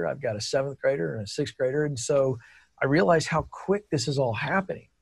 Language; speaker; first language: English; native; English